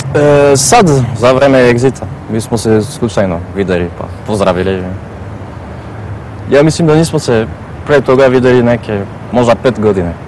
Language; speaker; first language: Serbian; non-native, fluent; French